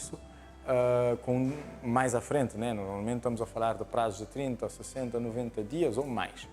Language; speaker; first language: Portuguese; non-native, local second language; Kabuverdianu